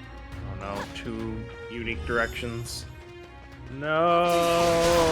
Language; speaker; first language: English; native; English